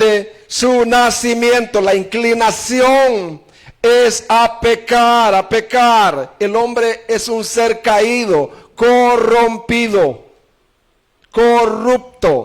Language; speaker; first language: Spanish; native; Spanish